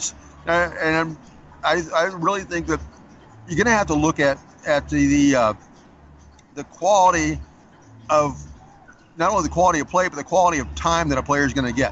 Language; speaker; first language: English; native; English